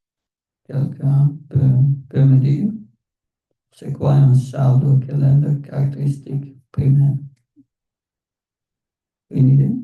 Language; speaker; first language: French; non-native, fluent; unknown